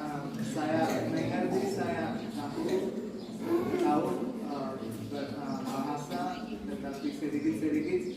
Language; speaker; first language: Indonesian; non-native, learner; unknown